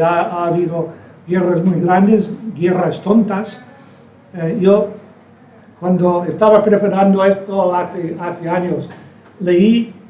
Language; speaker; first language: Spanish; non-native, fluent; English